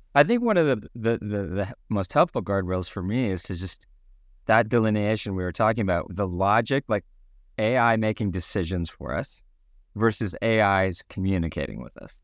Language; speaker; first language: English; native; English